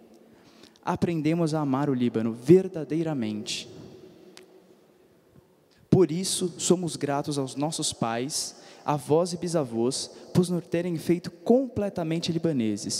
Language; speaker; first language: Portuguese; native; Portuguese